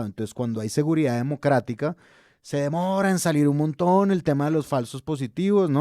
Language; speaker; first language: Spanish; native; Spanish